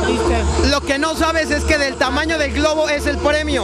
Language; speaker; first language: Spanish; native; Spanish